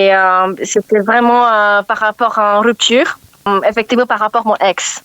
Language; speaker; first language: French; non-native, learner; English